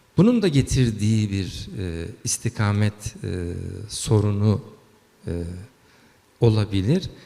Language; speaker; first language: Turkish; early bilingual, heritage; Turkish